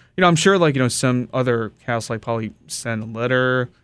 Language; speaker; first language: English; early bilingual, other home language; Japanese